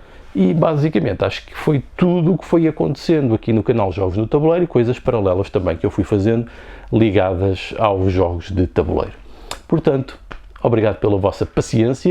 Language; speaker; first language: Portuguese; native; Portuguese